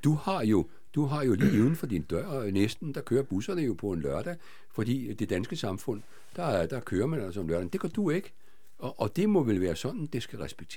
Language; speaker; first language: Danish; native; Danish